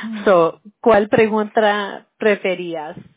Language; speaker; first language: Spanish; early bilingual, heritage; English